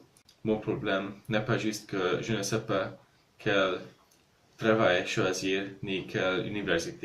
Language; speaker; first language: French; non-native, learner; Hungarian